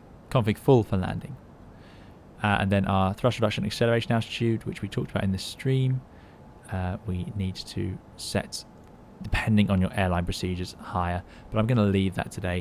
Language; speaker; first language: English; native; English